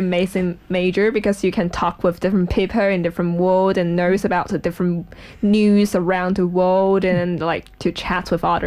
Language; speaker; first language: English; non-native, fluent; Chinese